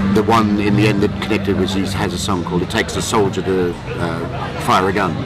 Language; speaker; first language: English; native; English